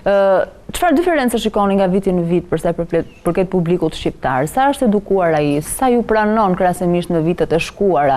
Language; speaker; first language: Albanian; native; Albanian